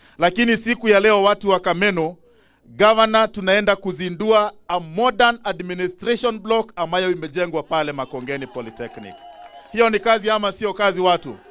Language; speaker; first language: Swahili; non-native, local second language; Kikuyu